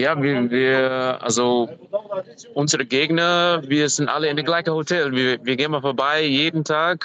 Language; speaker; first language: German; non-native, fluent; English